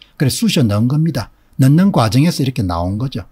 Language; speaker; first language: Korean; native; Korean